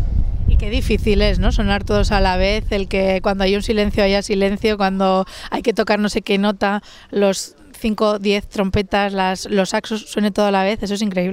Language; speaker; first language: Spanish; native; Spanish